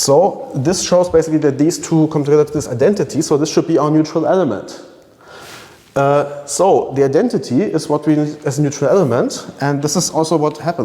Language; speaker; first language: English; non-native, fluent; German